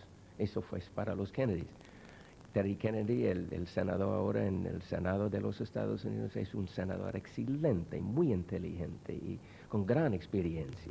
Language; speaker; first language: Spanish; non-native, fluent; English